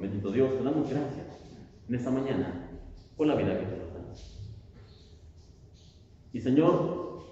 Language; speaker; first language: Spanish; native; Spanish